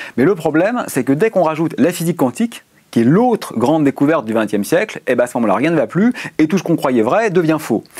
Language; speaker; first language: French; native; French